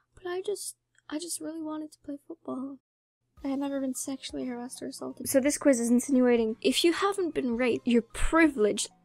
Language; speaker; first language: English; native; English